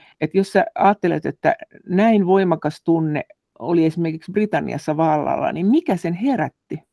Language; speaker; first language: Finnish; native; Finnish